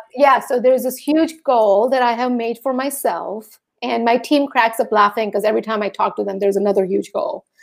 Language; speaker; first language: English; early bilingual, other home language; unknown